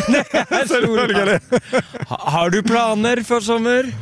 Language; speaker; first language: Norwegian; native; Norwegian